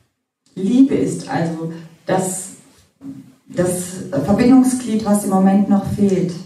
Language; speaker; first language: German; native; German